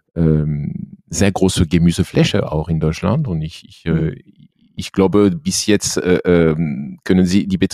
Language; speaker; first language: German; non-native, fluent; French